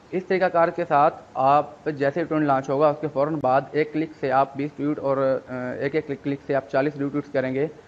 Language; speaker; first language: Urdu; non-native, local second language; Punjabi